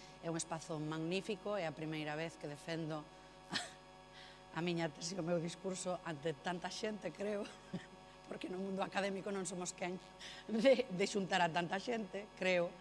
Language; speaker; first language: Galician; native; Galician